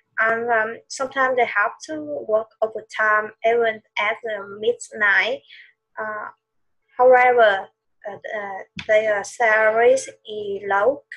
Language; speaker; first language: English; non-native, learner; Vietnamese